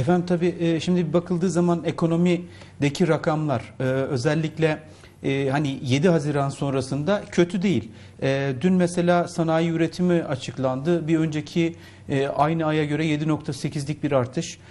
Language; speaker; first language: Turkish; native; Turkish